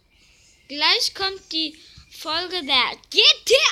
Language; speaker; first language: German; early bilingual, other home language; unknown